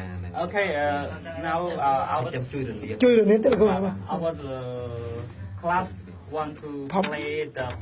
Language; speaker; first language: English; non-native, learner; Khmer